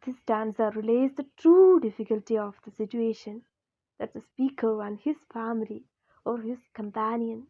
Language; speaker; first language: English; non-native, local second language; Malayalam